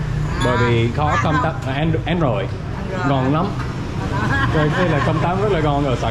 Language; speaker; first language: Vietnamese; early bilingual, heritage; Vietnamese